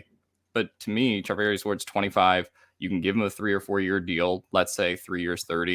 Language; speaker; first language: English; native; English